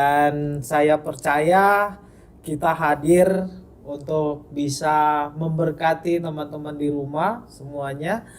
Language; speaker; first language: Indonesian; native; Indonesian